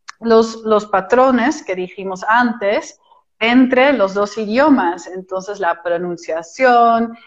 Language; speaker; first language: Spanish; non-native, fluent; Dutch